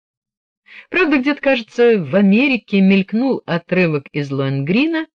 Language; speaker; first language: Russian; native; Russian